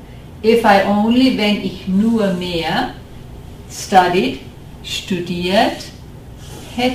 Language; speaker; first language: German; non-native, fluent; English